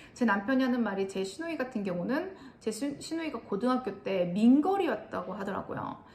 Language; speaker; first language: Korean; native; Korean